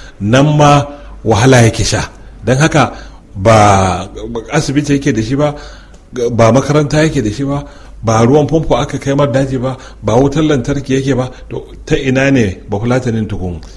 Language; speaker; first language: Hausa; non-native, local second language; Fula